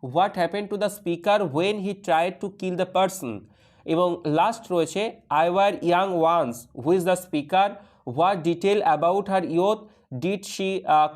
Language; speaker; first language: English; non-native, local second language; Bangla